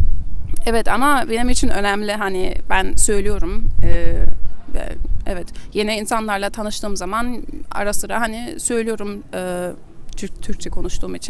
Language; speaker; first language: Turkish; early bilingual, heritage; German